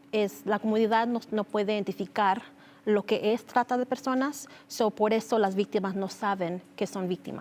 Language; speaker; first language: Spanish; early bilingual, heritage; Spanish